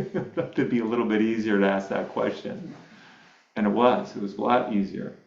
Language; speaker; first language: English; native; English